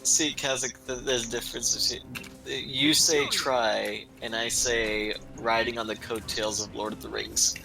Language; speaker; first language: English; native; English